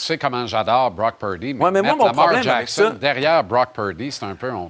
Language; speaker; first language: French; native; French